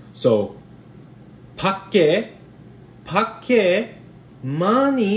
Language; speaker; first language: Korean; non-native, learner; English